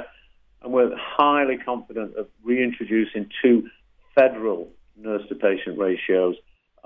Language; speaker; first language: English; native; English